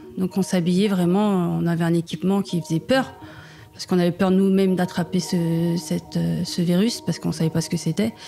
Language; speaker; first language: French; native; French